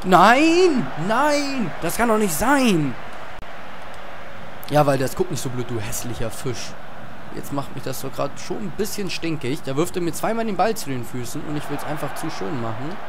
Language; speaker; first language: German; native; German